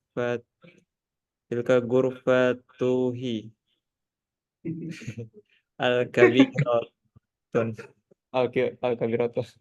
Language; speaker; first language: Arabic; non-native, learner; Indonesian